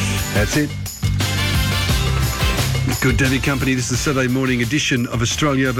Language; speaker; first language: English; native; English